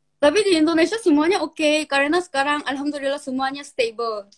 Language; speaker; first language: Indonesian; non-native, learner; Korean